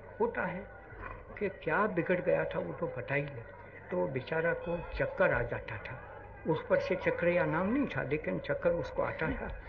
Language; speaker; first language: Hindi; non-native, local second language; Gujarati